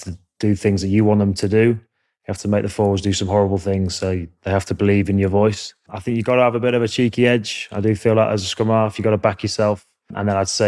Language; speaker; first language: English; native; English